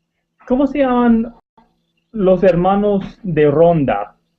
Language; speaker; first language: Spanish; non-native, learner; English